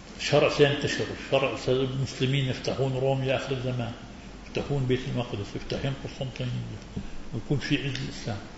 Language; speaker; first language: Arabic; native; Arabic